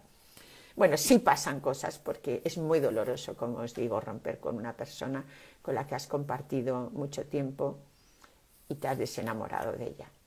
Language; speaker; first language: Spanish; native; Spanish